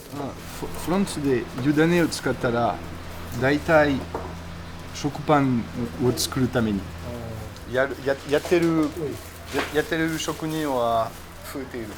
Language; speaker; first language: Japanese; non-native, learner; French